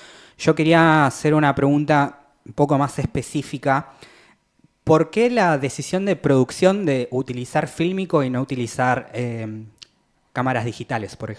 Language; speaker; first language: Spanish; native; Spanish